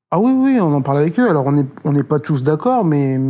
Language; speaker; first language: French; native; French